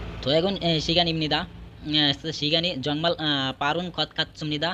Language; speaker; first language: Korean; non-native, fluent; Bangla